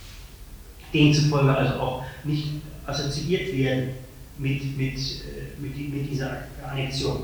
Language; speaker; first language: German; native; German